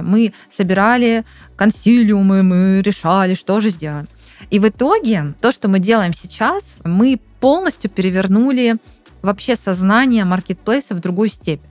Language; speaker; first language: Russian; native; Russian